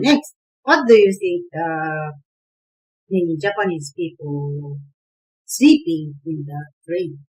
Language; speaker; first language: English; non-native, learner; Japanese